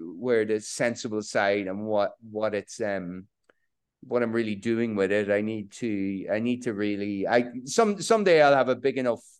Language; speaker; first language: English; native; English